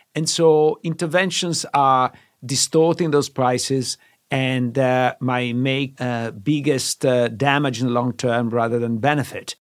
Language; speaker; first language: English; non-native, fluent; Italian